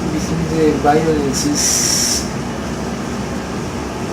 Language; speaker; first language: English; non-native, learner; Spanish